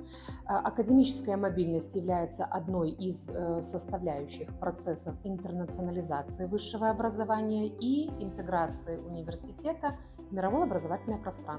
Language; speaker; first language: Russian; native; Russian